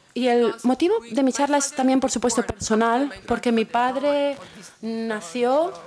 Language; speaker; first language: Spanish; non-native, fluent; Polish